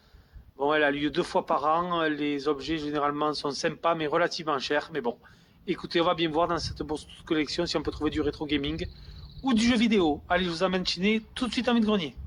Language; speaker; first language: French; native; French